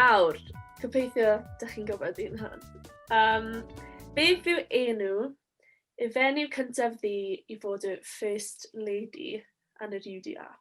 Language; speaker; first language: Welsh; non-native, local second language; English